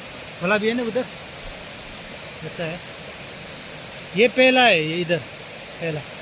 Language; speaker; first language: Hindi; non-native, local second language; Nepali